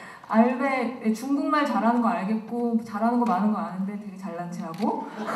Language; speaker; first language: Korean; native; Korean